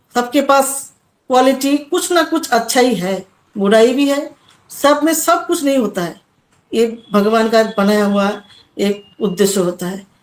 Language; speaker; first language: Hindi; non-native, local second language; Assamese